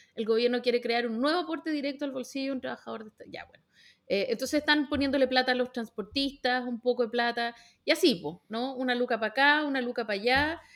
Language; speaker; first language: Spanish; native; Spanish